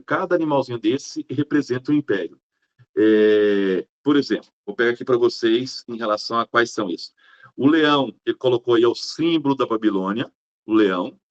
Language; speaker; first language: Portuguese; native; Portuguese